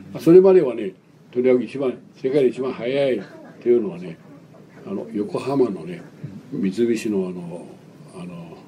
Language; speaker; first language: Japanese; non-native, local second language; Chinese